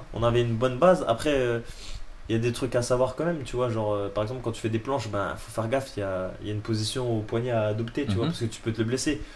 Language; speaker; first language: French; native; French